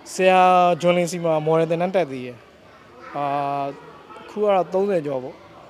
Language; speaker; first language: Burmese; non-native, local second language; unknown